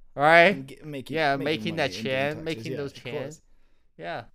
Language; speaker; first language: English; non-native, fluent; Chinese